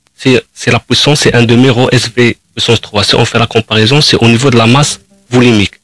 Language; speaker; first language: French; non-native, local second language; Arabic